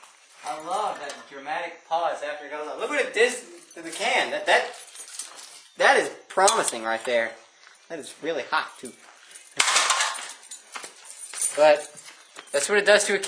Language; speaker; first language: English; native; English